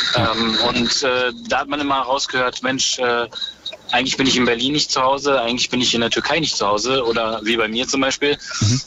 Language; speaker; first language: German; native; German